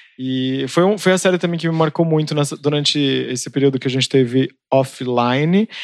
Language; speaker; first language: Portuguese; native; Portuguese